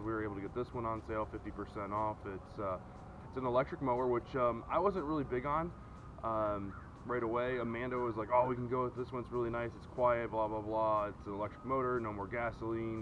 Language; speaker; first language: English; native; English